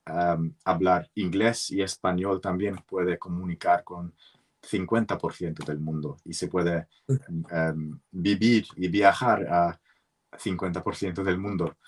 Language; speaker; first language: Spanish; non-native, learner; English